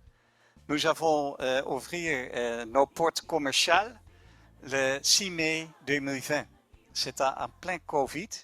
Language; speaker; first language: French; non-native, fluent; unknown